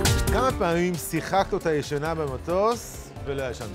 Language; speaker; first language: Hebrew; native; Hebrew